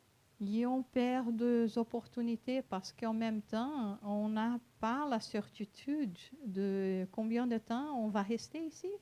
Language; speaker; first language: French; non-native, fluent; Portuguese